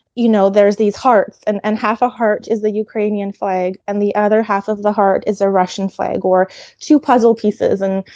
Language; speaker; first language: English; early bilingual, other home language; Ukrainian